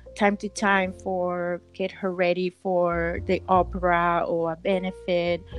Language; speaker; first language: English; early bilingual, other home language; Spanish